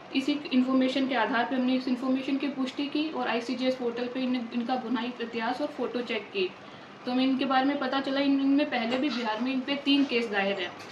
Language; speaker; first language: Hindi; non-native, local second language; Gujarati